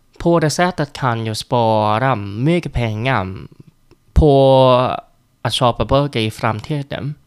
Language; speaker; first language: Swedish; non-native, learner; Vietnamese